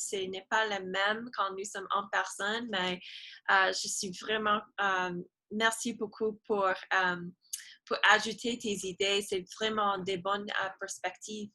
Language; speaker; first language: French; non-native, learner; English